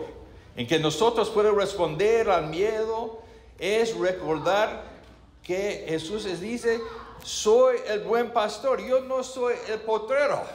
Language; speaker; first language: Spanish; non-native, learner; English